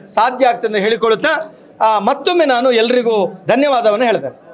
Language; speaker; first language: Kannada; non-native, local second language; Tulu